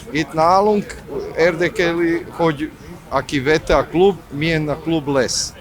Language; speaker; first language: Hungarian; non-native, learner; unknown